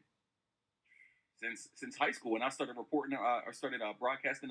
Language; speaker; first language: English; native; English